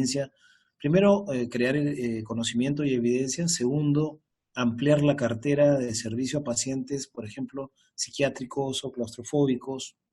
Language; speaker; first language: Spanish; native; Spanish